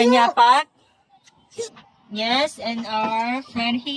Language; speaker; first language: English; non-native, local second language; Filipino